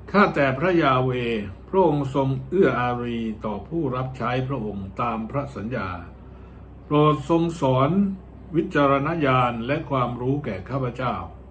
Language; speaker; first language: Thai; native; Thai